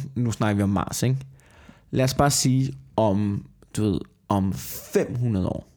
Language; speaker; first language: Danish; native; Danish